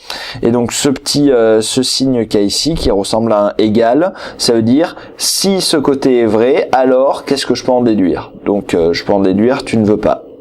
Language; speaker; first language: French; native; French